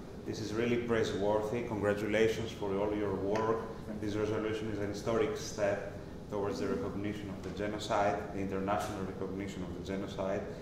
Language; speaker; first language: English; non-native, fluent; Greek